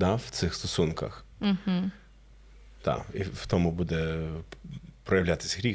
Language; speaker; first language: Ukrainian; non-native, fluent; English